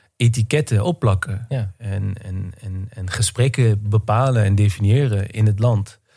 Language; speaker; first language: Dutch; early bilingual, other home language; Turkish